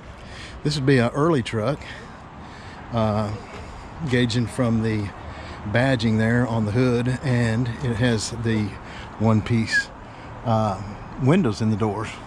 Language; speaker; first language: English; native; English